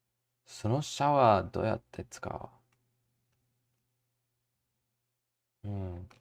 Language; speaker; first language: Japanese; non-native, learner; English